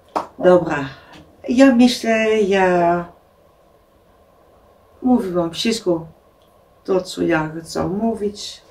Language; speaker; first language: Polish; non-native, learner; Dutch